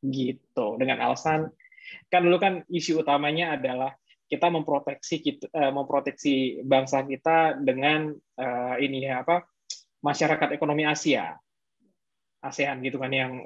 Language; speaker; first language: Indonesian; native; Indonesian